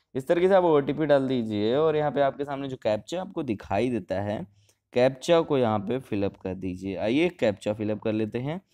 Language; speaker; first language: Hindi; native; Hindi